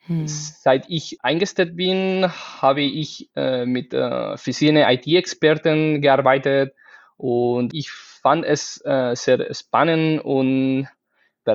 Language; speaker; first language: German; non-native, fluent; Spanish